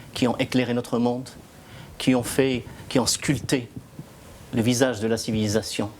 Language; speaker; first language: French; non-native, local second language; Arabic